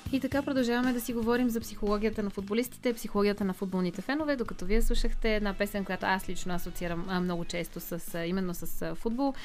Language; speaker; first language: Bulgarian; native; Bulgarian